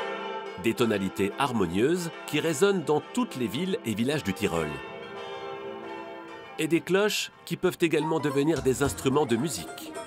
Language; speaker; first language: French; native; French